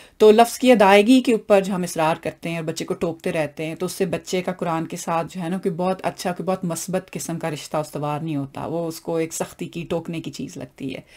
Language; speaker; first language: Urdu; non-native, local second language; Punjabi